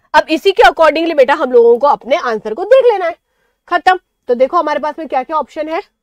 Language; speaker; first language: Hindi; native; Hindi